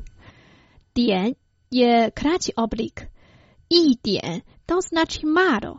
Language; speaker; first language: Croatian; non-native, fluent; Chinese